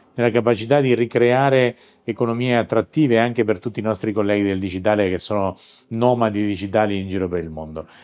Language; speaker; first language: Italian; native; Italian